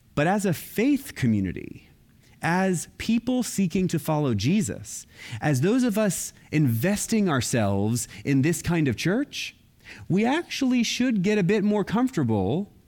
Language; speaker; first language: English; native; English